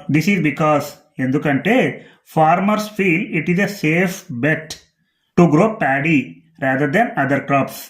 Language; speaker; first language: English; non-native, local second language; Telugu